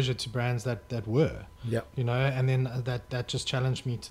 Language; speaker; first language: English; native; English